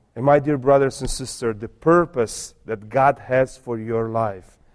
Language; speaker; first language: English; non-native, fluent; Romanian